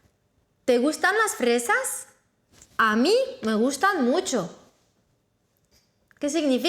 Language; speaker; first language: Spanish; non-native, fluent; French